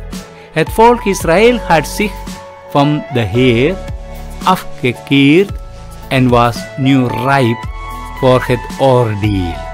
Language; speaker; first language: Dutch; non-native, fluent; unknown